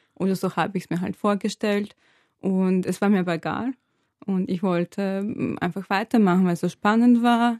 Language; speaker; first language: German; non-native, fluent; Serbian